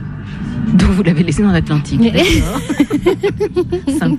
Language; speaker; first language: French; native; French